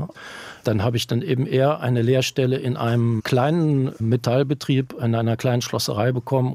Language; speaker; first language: German; native; German